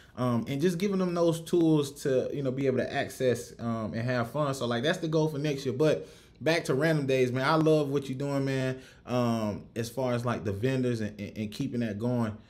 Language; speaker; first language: English; native; English